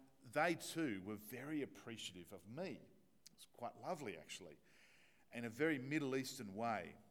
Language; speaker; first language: English; native; English